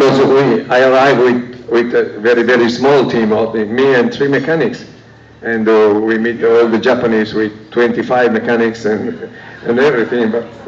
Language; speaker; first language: English; non-native, learner; Italian